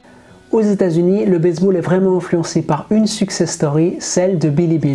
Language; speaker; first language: French; native; French